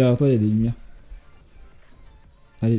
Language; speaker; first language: French; native; French